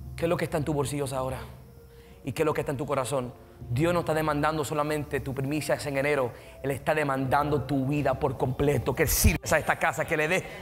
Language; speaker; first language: Spanish; native; Spanish